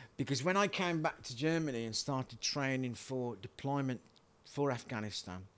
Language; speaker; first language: English; native; English